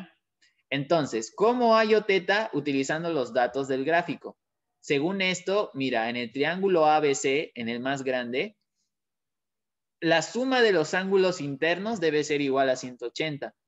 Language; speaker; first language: Spanish; native; Spanish